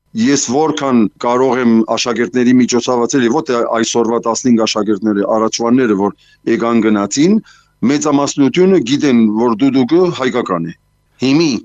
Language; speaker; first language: Armenian; early bilingual, heritage; Armenian